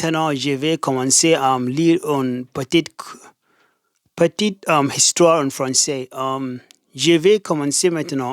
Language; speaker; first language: French; non-native, learner; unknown